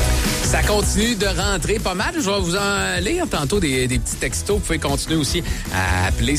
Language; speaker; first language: French; native; French